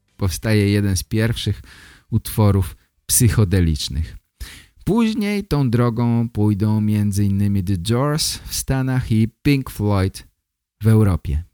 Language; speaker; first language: Polish; native; Polish